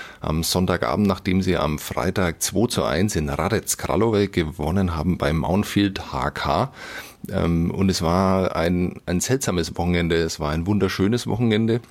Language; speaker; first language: German; native; German